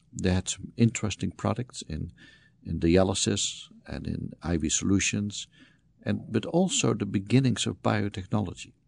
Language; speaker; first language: English; non-native, fluent; Dutch